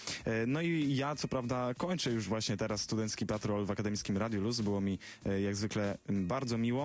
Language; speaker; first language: Polish; native; Polish